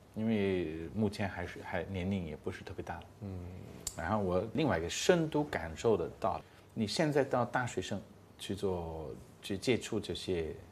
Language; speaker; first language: Chinese; non-native, fluent; English